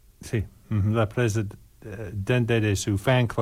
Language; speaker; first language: Spanish; non-native, learner; English